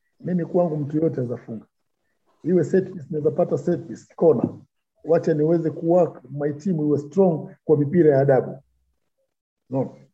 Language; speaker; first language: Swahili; non-native, local second language; Luyia